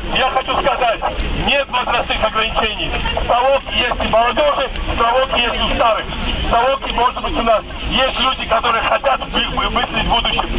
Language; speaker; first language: Russian; non-native, local second language; Georgian